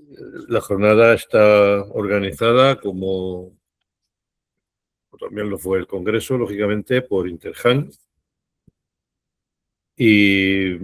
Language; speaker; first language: Spanish; native; Spanish